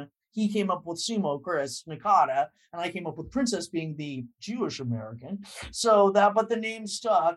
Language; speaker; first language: English; native; English